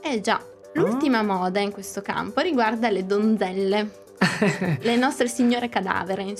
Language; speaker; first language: Italian; native; Italian